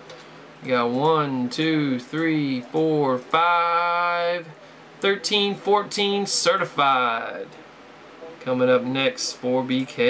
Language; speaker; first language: English; native; English